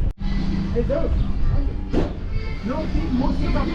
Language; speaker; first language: Spanish; non-native, learner; English